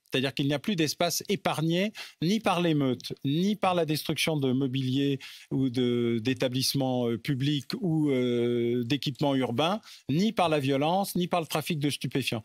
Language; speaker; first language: French; native; French